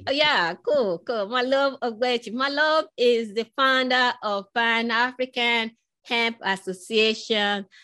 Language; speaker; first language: English; non-native, local second language; Yoruba